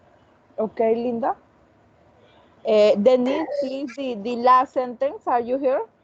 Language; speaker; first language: English; non-native, fluent; Spanish